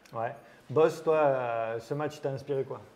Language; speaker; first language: French; native; French